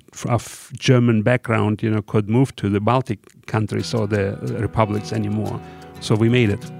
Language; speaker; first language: English; non-native, fluent; Russian